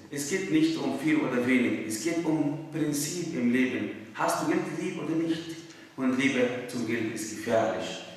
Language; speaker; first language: German; non-native, fluent; Arabic